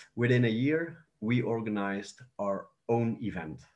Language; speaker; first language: English; non-native, fluent; Dutch